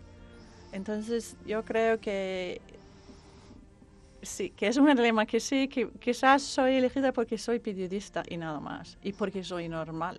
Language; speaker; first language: Spanish; non-native, fluent; Danish